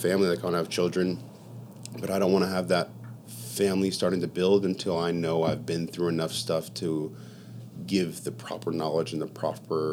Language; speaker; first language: English; native; English